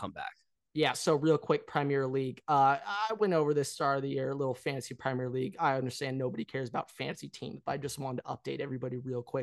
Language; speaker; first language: English; native; English